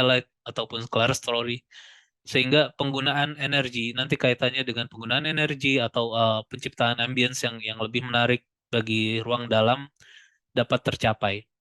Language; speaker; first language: Indonesian; native; Indonesian